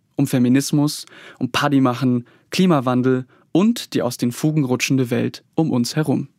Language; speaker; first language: German; native; German